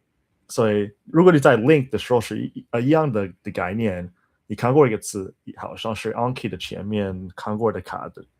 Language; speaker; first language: Chinese; non-native, learner; English